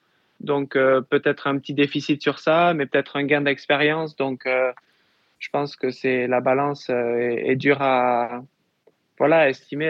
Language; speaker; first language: French; native; French